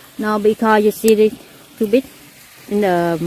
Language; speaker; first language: English; non-native, learner; Vietnamese